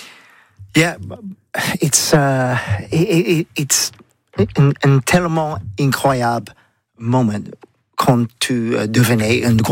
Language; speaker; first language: French; non-native, learner; English